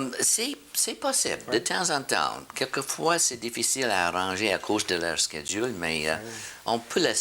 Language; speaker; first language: French; non-native, learner; English